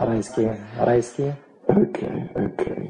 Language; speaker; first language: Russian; non-native, learner; English